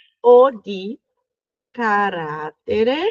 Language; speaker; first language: Italian; non-native, fluent; Portuguese